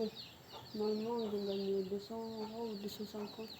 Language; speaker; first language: French; non-native, learner; Indonesian